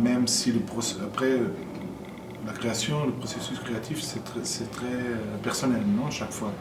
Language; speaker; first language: French; non-native, fluent; Portuguese